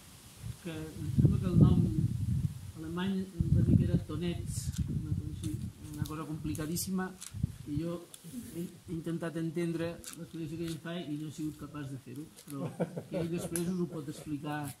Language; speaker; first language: Catalan; native; Catalan